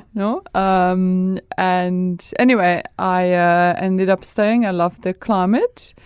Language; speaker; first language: English; non-native, fluent; Czech